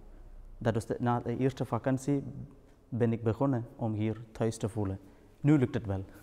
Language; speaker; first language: Dutch; non-native, fluent; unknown